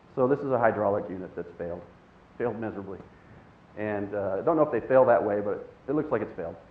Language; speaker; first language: English; native; English